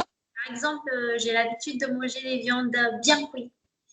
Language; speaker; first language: French; non-native, local second language; Malagasy